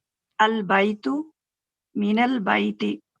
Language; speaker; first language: Arabic; non-native, learner; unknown